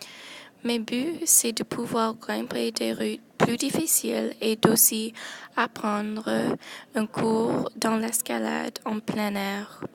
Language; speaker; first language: French; non-native, local second language; English